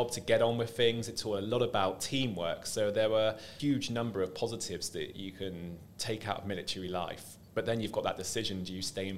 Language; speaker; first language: English; native; English